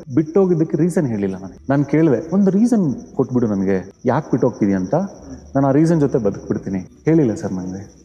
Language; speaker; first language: Kannada; non-native, local second language; Telugu